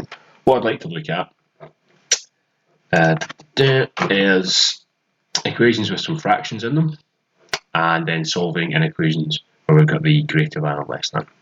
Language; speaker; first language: English; native; English